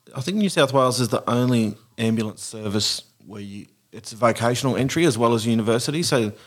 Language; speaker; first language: English; native; English